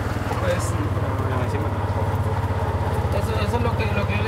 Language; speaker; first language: Spanish; native; Spanish